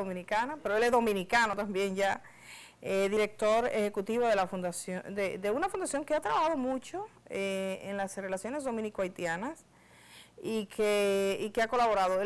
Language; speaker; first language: Spanish; native; Spanish